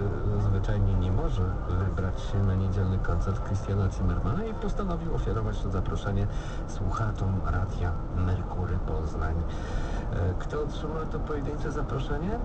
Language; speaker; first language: Polish; native; Polish